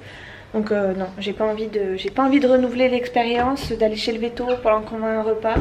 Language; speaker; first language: French; native; French